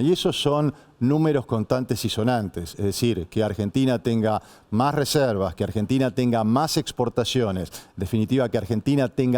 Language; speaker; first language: Spanish; native; Spanish